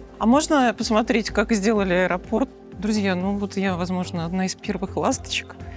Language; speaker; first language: Russian; native; Russian